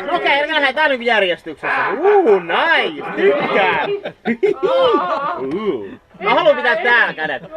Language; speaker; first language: Finnish; native; Finnish